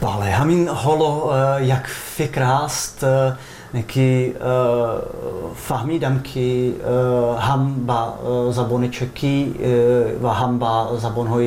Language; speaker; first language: Persian; non-native, fluent; Czech